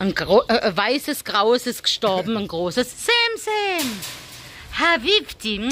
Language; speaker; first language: German; native; German